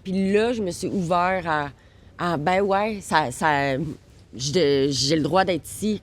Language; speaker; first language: French; native; French